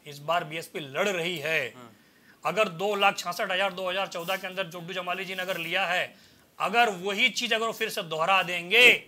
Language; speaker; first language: Hindi; native; Hindi